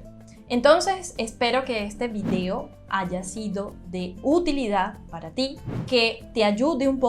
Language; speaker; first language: Spanish; non-native, fluent; Portuguese